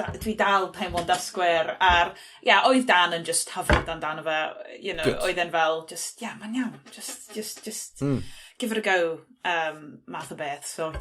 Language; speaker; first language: Welsh; non-native, local second language; English